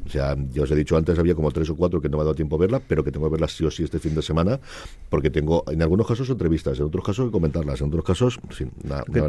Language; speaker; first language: Spanish; native; Spanish